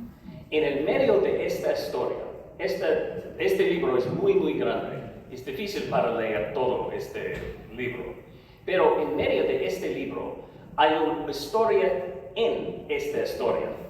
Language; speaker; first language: Spanish; non-native, learner; English